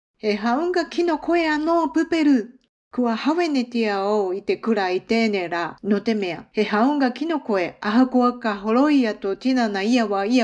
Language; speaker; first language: Māori; non-native, learner; Japanese